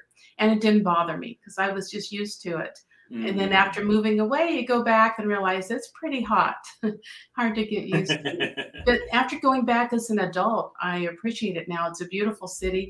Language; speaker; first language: English; native; English